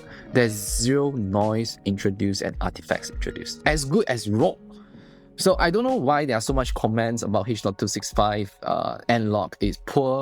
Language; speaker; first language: English; non-native, fluent; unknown